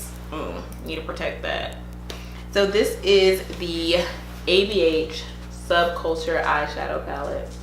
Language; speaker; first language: English; native; English